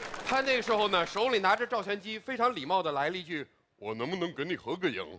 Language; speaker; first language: Chinese; non-native, fluent; English